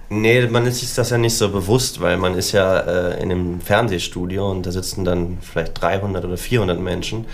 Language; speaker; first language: German; native; German